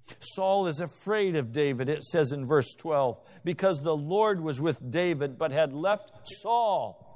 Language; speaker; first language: English; native; English